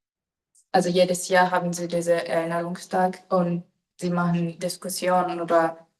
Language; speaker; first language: German; non-native, fluent; Japanese